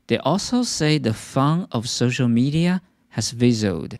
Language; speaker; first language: English; non-native, fluent; Chinese